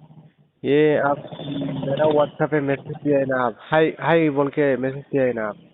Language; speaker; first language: Hindi; non-native, local second language; Assamese